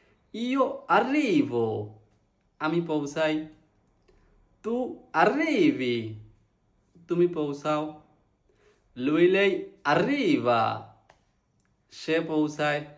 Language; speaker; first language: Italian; non-native, fluent; Bangla